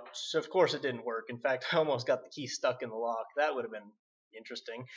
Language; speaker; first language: English; native; English